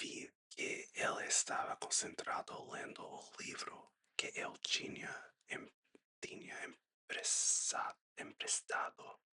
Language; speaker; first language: Portuguese; non-native, learner; English